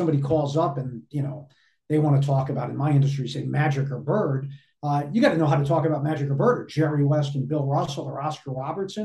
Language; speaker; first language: English; native; English